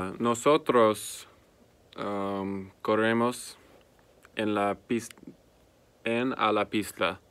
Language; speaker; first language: Spanish; non-native, learner; English